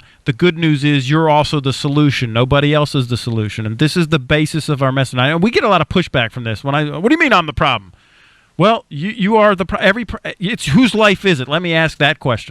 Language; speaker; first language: English; native; English